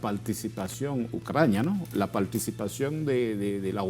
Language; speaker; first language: Spanish; non-native, fluent; Haitian Creole